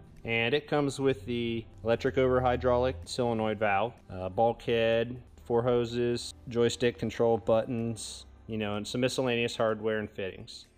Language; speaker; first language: English; native; English